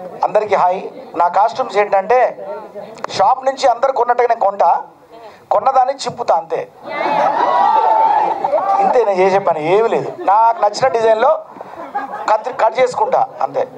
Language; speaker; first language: Telugu; native; Telugu